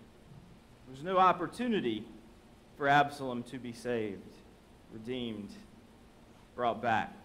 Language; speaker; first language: English; native; English